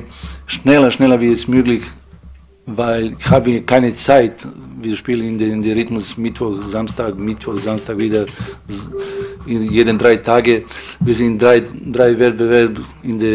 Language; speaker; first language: German; non-native, fluent; Serbian